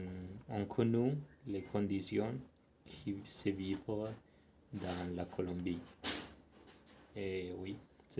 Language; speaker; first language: French; non-native, learner; Spanish